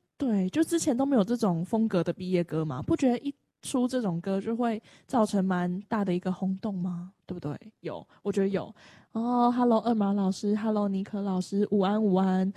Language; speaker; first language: Chinese; native; Chinese